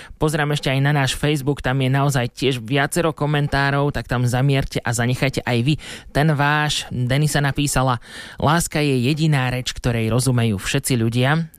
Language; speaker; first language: Slovak; native; Slovak